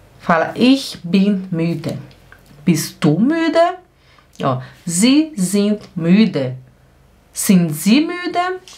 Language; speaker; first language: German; non-native, fluent; Portuguese